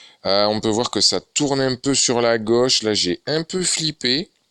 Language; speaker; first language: French; native; French